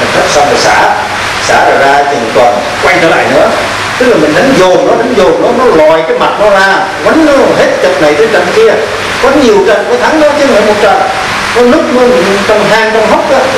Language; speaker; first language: Vietnamese; native; Vietnamese